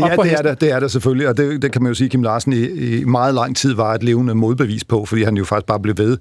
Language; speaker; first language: Danish; native; Danish